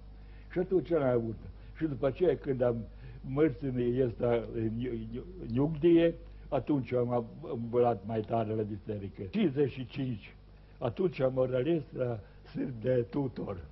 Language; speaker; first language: Romanian; non-native, local second language; Serbian